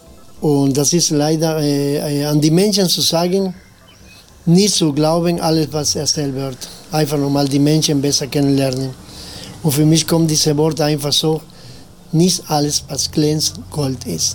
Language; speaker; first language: German; non-native, fluent; Spanish